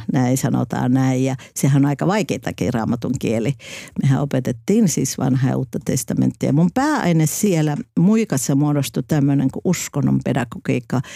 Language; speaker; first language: Finnish; native; Finnish